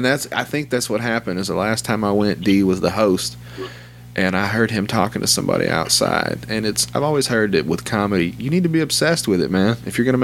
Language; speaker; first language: English; native; English